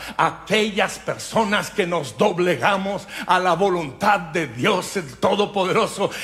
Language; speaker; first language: Spanish; native; Spanish